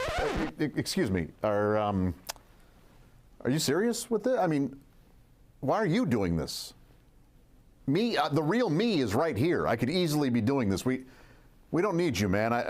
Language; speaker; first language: English; native; English